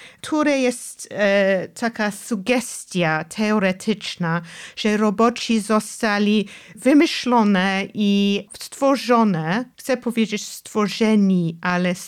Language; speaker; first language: Polish; non-native, fluent; English